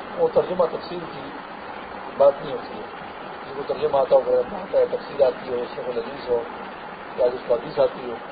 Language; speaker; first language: Urdu; non-native, local second language; Pashto